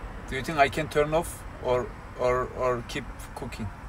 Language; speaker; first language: English; non-native, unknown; Turkish